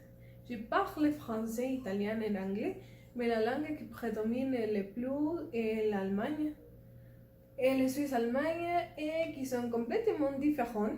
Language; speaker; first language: French; non-native, learner; Spanish